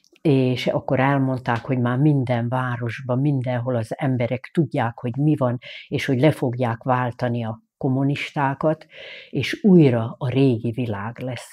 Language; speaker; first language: Hungarian; native; Hungarian